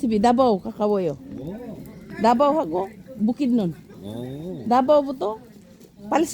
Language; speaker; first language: Korean; non-native, learner; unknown